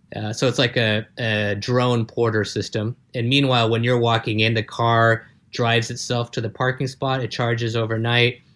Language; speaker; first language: English; native; English